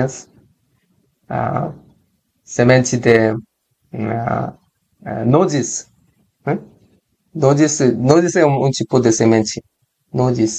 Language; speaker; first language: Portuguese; non-native, learner; Korean